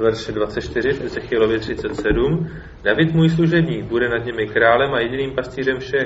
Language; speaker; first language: Czech; native; Czech